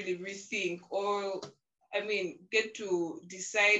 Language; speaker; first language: English; non-native, local second language; Ganda